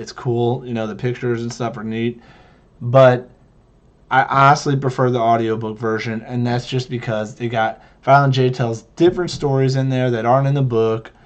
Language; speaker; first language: English; native; English